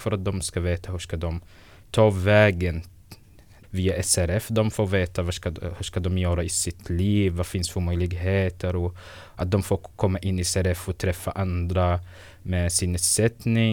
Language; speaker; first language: Swedish; non-native, fluent; Arabic